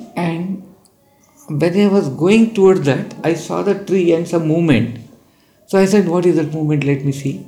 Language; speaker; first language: English; non-native, local second language; Marathi